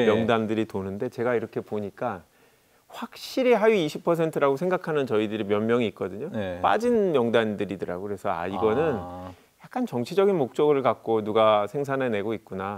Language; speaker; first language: Korean; native; Korean